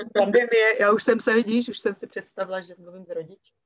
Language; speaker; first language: Czech; native; Czech